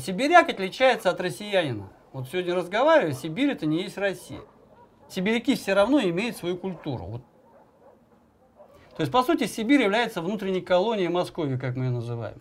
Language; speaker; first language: Russian; native; Russian